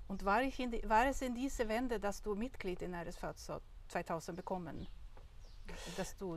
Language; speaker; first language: German; non-native, learner; Swedish